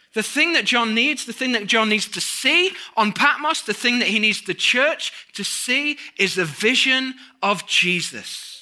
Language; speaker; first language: English; native; English